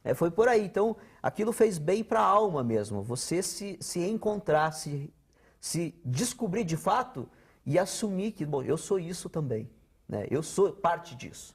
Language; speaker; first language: Portuguese; non-native, local second language; Ukrainian